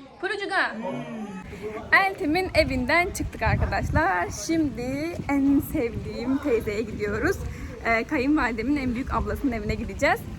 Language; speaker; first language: Turkish; native; Turkish